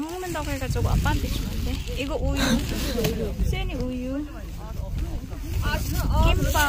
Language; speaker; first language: Korean; non-native, fluent; Filipino